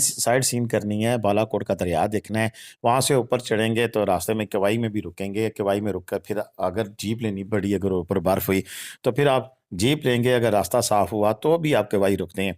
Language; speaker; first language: Hindi; non-native, local second language; Punjabi